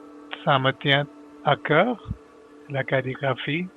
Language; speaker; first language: French; non-native, learner; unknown